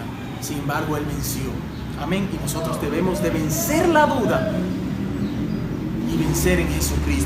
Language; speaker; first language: Spanish; native; Spanish